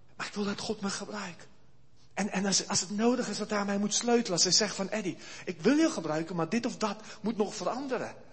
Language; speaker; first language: Dutch; early bilingual, heritage; Dutch